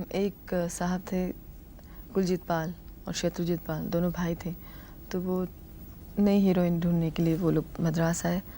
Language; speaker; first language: Hindi; non-native, local second language; Tamil